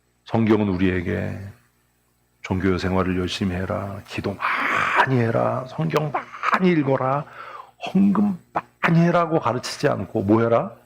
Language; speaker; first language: Korean; native; Korean